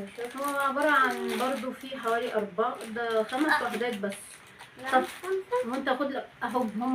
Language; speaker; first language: Arabic; native; Arabic